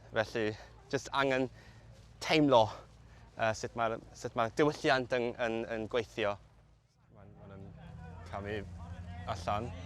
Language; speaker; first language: Welsh; non-native, fluent; Cantonese